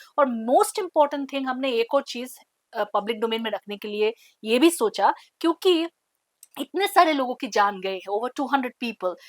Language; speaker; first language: Hindi; non-native, local second language; Assamese